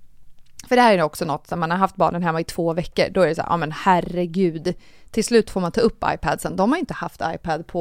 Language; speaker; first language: Swedish; native; Swedish